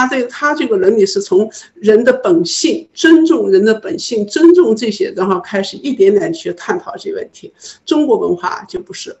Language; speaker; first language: Chinese; native; Chinese